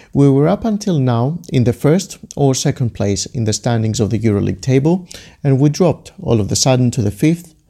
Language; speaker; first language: English; non-native, fluent; Greek